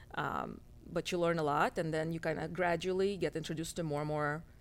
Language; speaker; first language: English; non-native, fluent; Russian